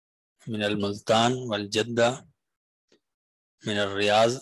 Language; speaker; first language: Arabic; non-native, fluent; Urdu